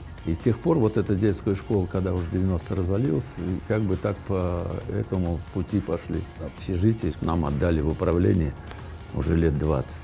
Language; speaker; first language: Russian; native; Russian